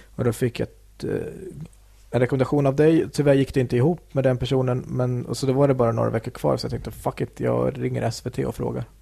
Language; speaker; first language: Swedish; early bilingual, other home language; Kurdish